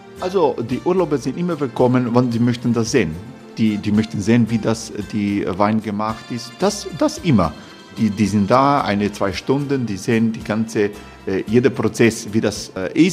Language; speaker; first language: German; non-native, fluent; Croatian